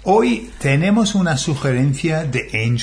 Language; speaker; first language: Spanish; non-native, fluent; English